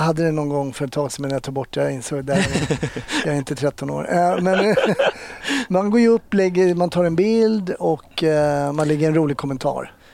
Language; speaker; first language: Swedish; native; Swedish